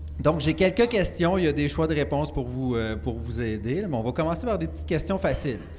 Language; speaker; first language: French; native; French